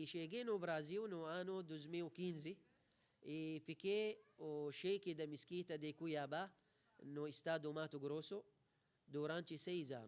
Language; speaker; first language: Portuguese; non-native, fluent; Arabic